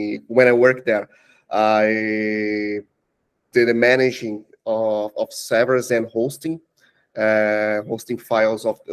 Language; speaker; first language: English; non-native, learner; Portuguese